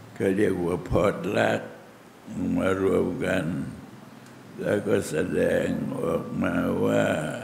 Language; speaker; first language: Thai; native; Thai